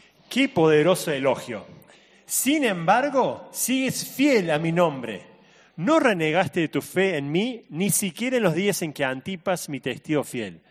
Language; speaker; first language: Spanish; native; Spanish